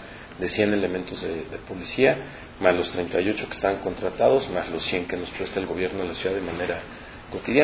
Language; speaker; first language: Spanish; native; Spanish